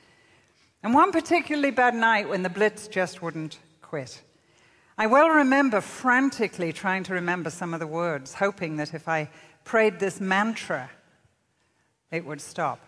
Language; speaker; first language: English; native; English